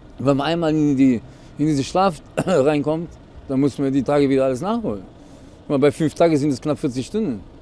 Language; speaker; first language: German; non-native, fluent; Portuguese